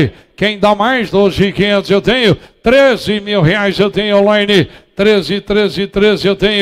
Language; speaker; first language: Portuguese; native; Portuguese